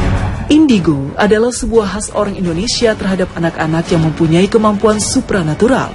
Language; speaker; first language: Indonesian; native; Indonesian